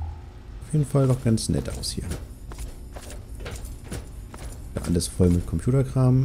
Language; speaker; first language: German; native; German